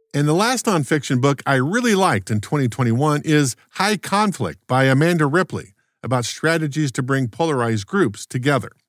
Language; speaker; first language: English; native; English